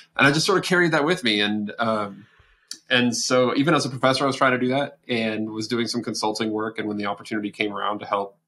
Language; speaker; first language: English; native; English